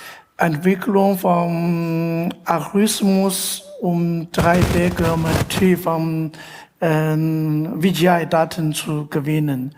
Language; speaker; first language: German; non-native, learner; Chinese